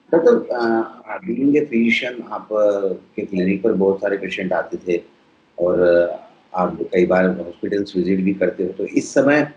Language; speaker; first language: Hindi; native; Hindi